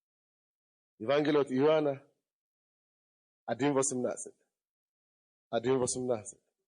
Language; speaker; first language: Russian; non-native, fluent; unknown